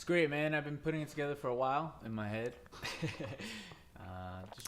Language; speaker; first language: English; native; English